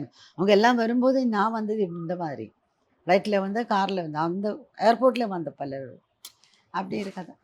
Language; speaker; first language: Tamil; non-native, learner; Malayalam